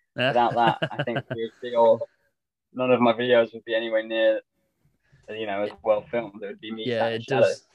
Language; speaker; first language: English; native; English